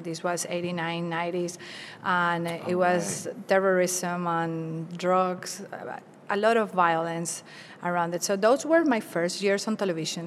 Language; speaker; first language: English; non-native, fluent; Spanish